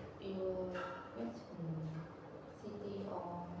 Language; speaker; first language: English; non-native, learner; Vietnamese